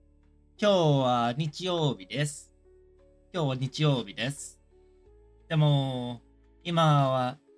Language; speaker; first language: Japanese; non-native, learner; English